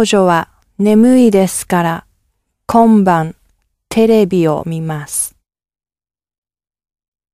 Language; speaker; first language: Japanese; non-native, learner; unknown